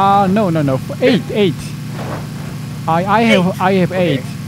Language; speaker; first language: English; non-native, learner; Korean